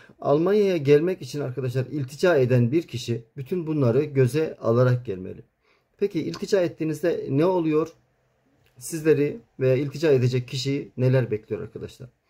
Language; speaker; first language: Turkish; native; Turkish